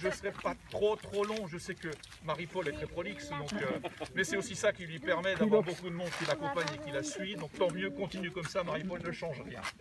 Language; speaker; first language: French; native; French